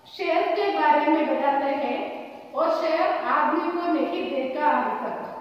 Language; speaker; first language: Hindi; non-native, local second language; Malayalam